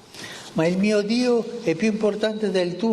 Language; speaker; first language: Italian; non-native, fluent; Spanish